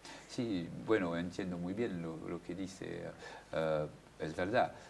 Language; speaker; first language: Spanish; non-native, fluent; French